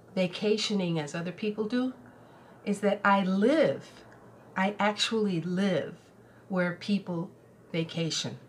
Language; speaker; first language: English; non-native, local second language; Spanish